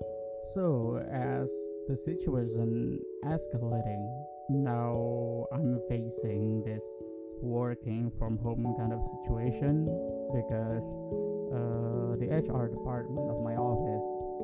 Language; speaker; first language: English; non-native, fluent; Indonesian